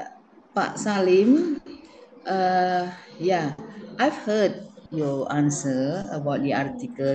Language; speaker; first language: English; non-native, learner; Indonesian